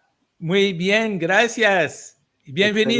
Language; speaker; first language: Spanish; non-native, learner; English